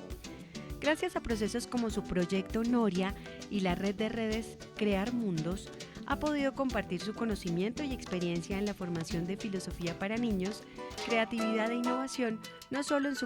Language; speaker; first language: Spanish; native; Spanish